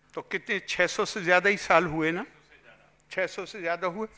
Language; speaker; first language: Hindi; native; Hindi